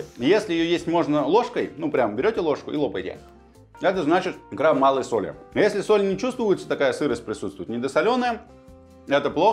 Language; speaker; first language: Russian; native; Russian